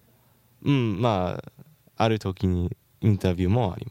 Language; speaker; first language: Japanese; non-native, learner; English